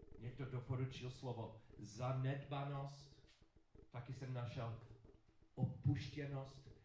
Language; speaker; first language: Czech; non-native, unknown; English